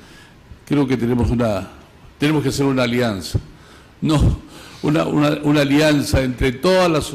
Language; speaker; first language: Spanish; native; Spanish